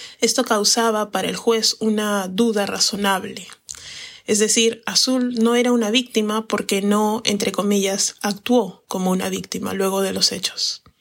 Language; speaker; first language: Spanish; native; Spanish